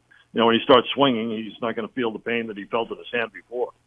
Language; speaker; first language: English; native; English